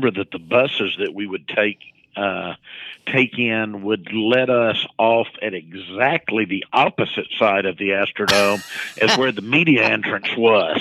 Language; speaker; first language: English; native; English